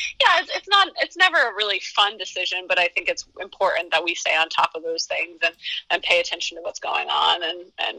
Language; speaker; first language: English; native; English